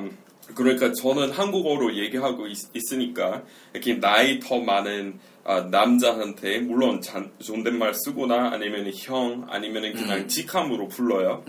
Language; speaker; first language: Korean; non-native, fluent; English